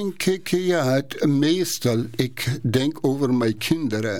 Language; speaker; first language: Dutch; non-native, learner; Persian